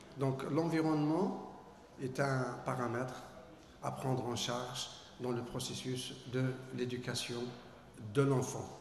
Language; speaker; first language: French; non-native, local second language; Arabic